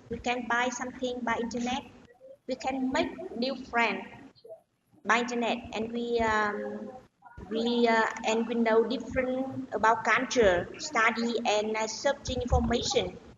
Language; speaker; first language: English; non-native, learner; Vietnamese